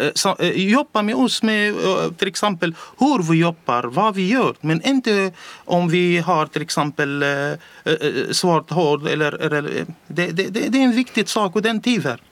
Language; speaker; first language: Swedish; non-native, learner; Arabic